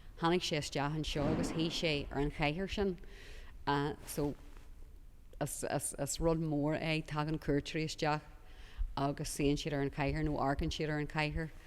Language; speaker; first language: Irish; non-native, local second language; English